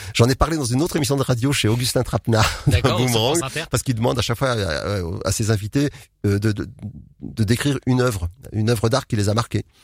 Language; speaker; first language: French; native; French